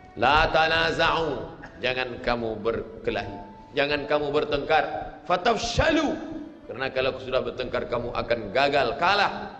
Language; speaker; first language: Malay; native; Malay